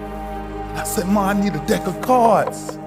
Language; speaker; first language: English; native; English